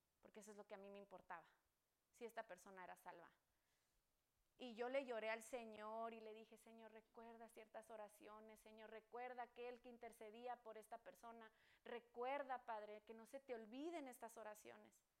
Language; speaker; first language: Spanish; native; Spanish